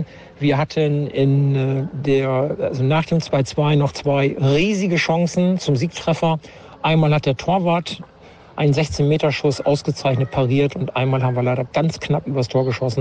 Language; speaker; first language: German; native; German